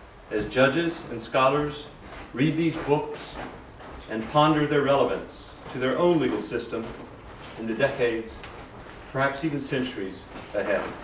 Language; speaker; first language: English; native; English